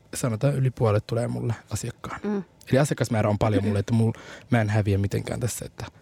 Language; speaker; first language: Finnish; early bilingual, other home language; Somali